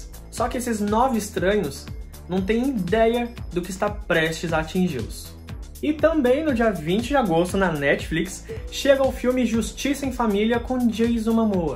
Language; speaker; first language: Portuguese; native; Portuguese